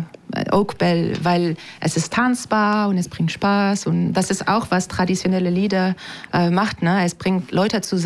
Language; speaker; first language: German; non-native, fluent; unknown